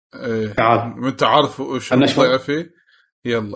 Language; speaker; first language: Arabic; native; Arabic